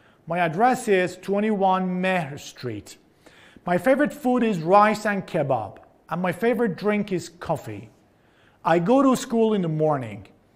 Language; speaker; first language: English; non-native, fluent; Persian